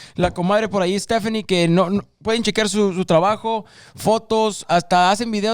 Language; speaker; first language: Spanish; early bilingual, heritage; Spanish